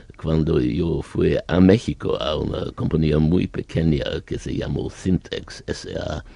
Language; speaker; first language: Spanish; non-native, learner; German